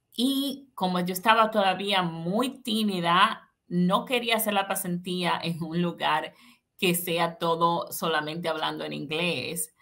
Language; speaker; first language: Spanish; native; Spanish